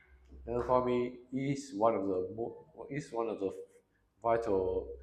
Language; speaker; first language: English; non-native, learner; Vietnamese